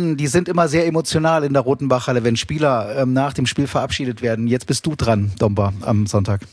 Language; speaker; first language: German; native; German